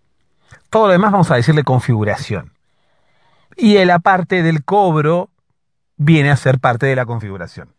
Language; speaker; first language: Spanish; native; Spanish